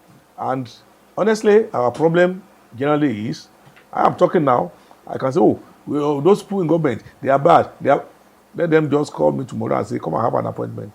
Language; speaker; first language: English; non-native, local second language; Yoruba